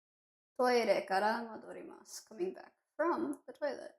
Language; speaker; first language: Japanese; non-native, learner; English